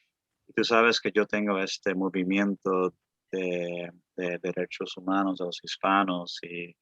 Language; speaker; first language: Spanish; early bilingual, other home language; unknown